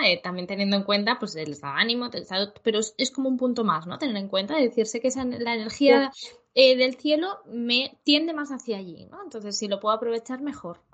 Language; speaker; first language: Spanish; native; Spanish